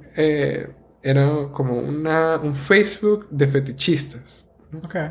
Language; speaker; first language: Spanish; native; Spanish